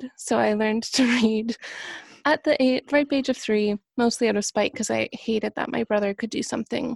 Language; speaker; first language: English; native; English